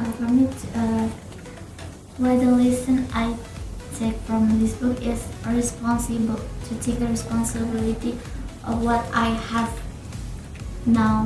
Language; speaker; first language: English; non-native, learner; Indonesian